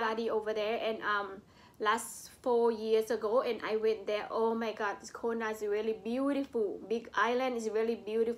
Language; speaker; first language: English; non-native, local second language; Lao